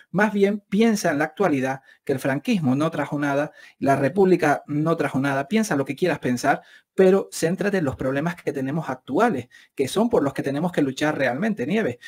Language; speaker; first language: Spanish; native; Spanish